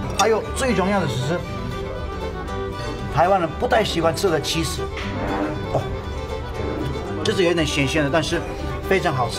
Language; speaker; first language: Chinese; non-native, fluent; Turkish